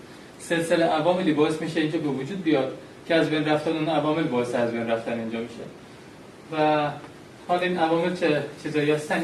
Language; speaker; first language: Persian; native; Persian